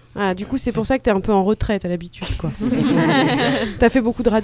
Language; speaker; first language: French; native; French